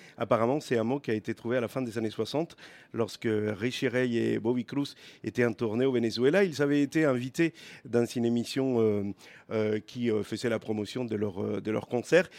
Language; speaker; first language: French; non-native, fluent; Spanish